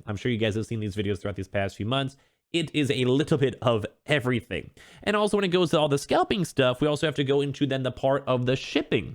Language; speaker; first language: English; native; English